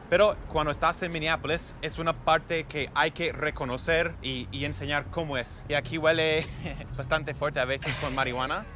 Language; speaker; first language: Spanish; non-native, fluent; English